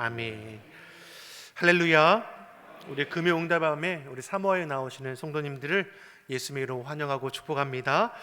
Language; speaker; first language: Korean; native; Korean